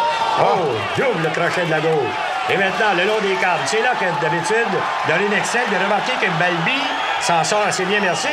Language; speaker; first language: French; native; French